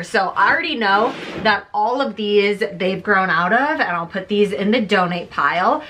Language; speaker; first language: English; native; English